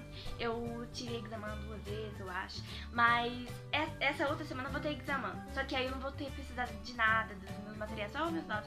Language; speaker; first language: Portuguese; early bilingual, heritage; Portuguese